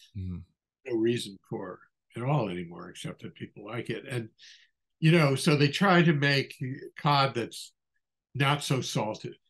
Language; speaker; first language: English; native; English